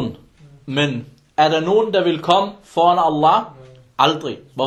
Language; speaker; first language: Danish; early bilingual, other home language; Arabic